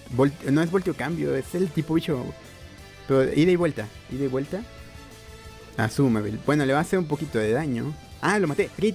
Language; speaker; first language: Spanish; native; Spanish